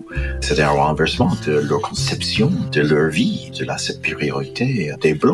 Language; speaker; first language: French; non-native, fluent; English